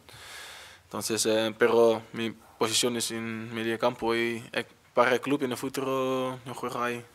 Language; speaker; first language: Spanish; non-native, learner; Dutch